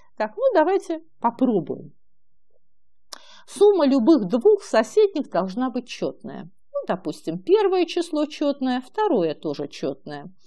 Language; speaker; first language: Russian; native; Russian